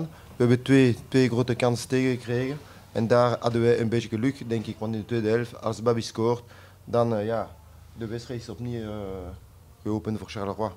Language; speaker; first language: Dutch; non-native, local second language; French